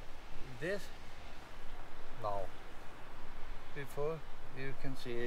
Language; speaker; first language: English; non-native, learner; Norwegian